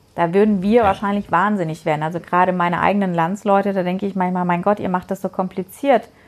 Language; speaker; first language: German; non-native, fluent; Persian